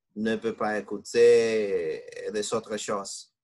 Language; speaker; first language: French; non-native, learner; Spanish